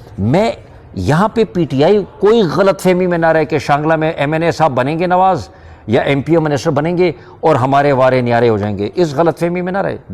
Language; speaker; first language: Urdu; non-native, local second language; Pashto